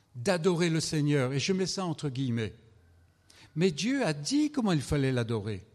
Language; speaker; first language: French; native; French